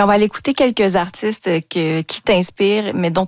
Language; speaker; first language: French; native; French